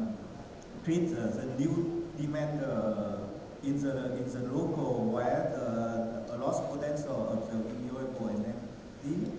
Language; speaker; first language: English; non-native, learner; Vietnamese